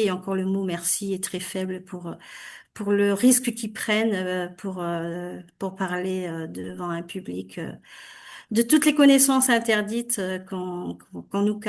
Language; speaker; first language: French; native; French